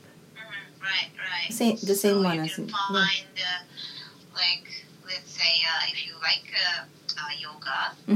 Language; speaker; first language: English; non-native, learner; Japanese